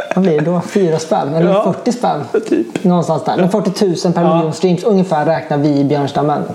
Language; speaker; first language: Swedish; native; Swedish